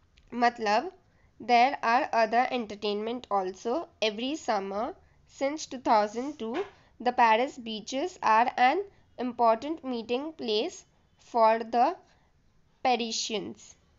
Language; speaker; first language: English; non-native, local second language; Hindi